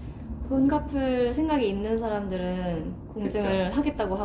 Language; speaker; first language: Korean; native; Korean